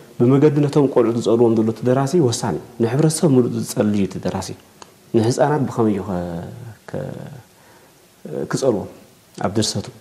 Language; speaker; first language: Tigrinya; native; Tigrinya